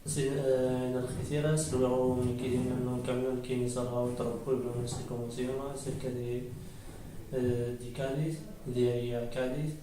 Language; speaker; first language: Spanish; non-native, learner; Arabic